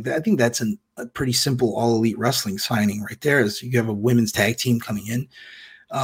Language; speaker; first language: English; native; English